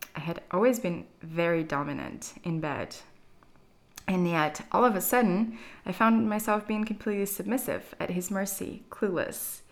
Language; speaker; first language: English; non-native, fluent; Portuguese